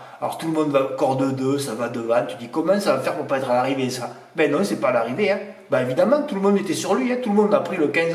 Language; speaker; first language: French; native; French